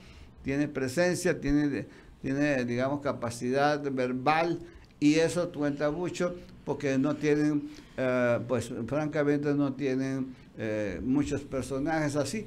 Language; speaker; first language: Spanish; native; Spanish